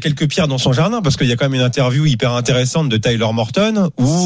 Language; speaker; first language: French; native; French